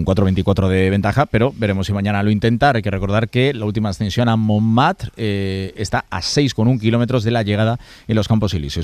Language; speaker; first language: Spanish; native; Spanish